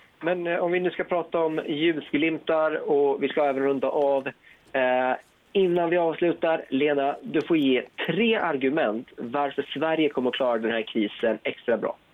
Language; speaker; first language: Swedish; native; Swedish